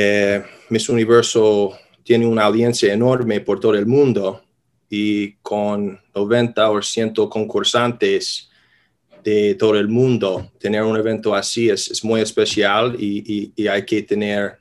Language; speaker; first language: Spanish; non-native, fluent; English